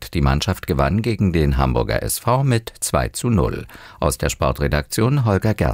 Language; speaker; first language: German; native; German